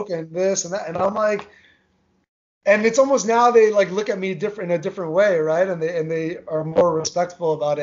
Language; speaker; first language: English; early bilingual, other home language; Armenian